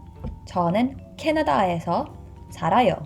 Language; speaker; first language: Korean; non-native, fluent; English